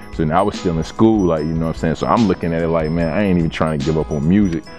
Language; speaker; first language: English; native; English